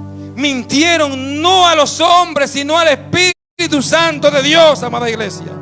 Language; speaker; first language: Spanish; native; Spanish